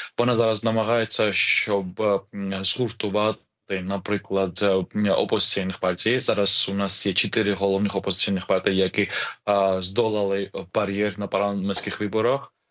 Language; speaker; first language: Ukrainian; non-native, fluent; Georgian